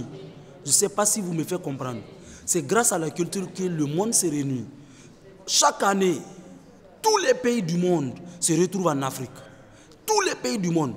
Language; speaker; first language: French; non-native, fluent; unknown